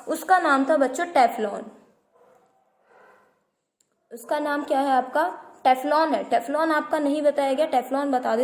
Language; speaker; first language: Hindi; native; Hindi